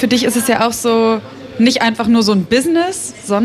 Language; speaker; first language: German; native; German